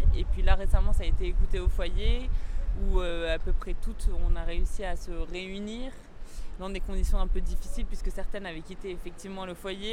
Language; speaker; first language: French; native; French